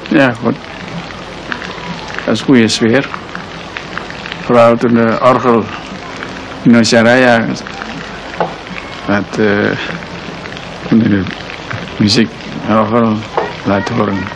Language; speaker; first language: Dutch; non-native, local second language; Minangkabau